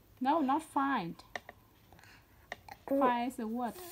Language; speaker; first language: English; non-native, learner; Vietnamese